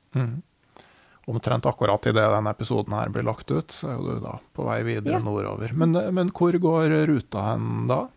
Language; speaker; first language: Norwegian; native; Norwegian